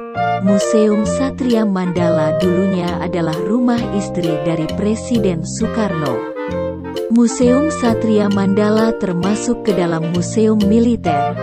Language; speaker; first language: Indonesian; native; Indonesian